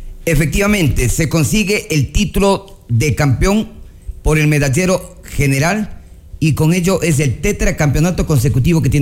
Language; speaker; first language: Spanish; native; Spanish